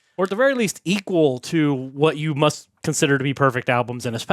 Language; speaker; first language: English; native; English